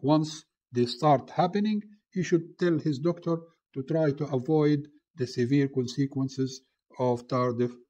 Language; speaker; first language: English; non-native, fluent; Arabic